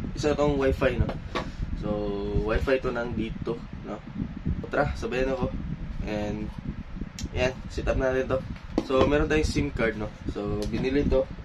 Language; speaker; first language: Filipino; non-native, local second language; Cebuano